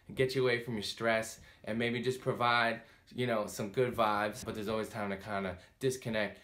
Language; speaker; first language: English; native; English